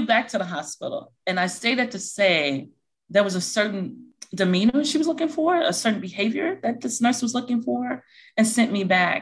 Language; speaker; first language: English; native; English